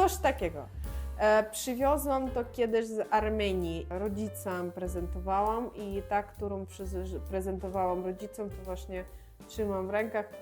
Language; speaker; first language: Polish; non-native, fluent; Russian